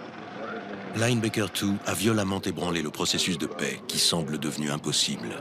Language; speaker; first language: French; native; French